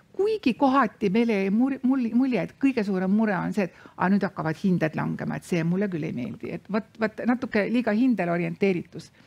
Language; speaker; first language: Estonian; non-native, fluent; Lithuanian